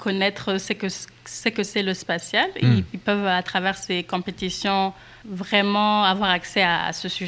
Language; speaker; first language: French; non-native, local second language; Kinyarwanda